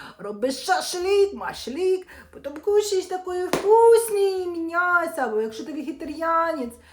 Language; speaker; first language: Ukrainian; non-native, local second language; Russian